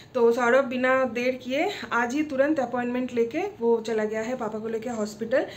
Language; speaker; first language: Hindi; non-native, local second language; Bangla